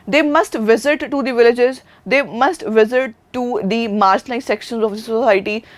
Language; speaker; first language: English; non-native, local second language; Punjabi